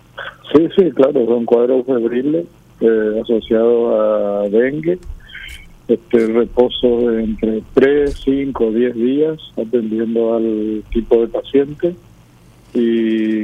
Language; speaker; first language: Spanish; native; Spanish